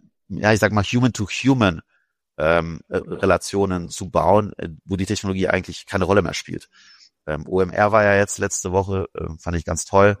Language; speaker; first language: German; native; German